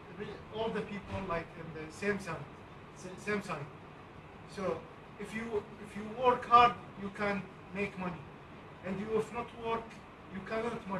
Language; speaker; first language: English; non-native, learner; Arabic